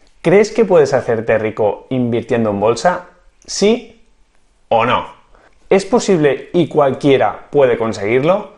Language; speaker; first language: Spanish; native; Spanish